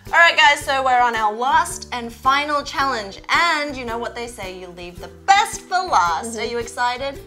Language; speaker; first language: English; native; English